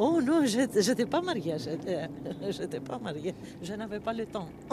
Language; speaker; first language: French; non-native, fluent; Greek